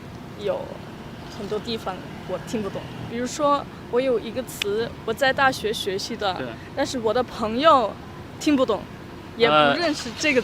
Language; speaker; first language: Chinese; non-native, fluent; German